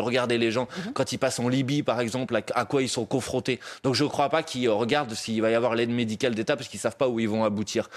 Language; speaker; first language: French; native; French